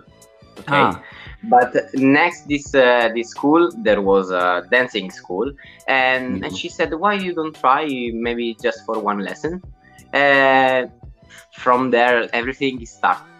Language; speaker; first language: English; non-native, learner; Italian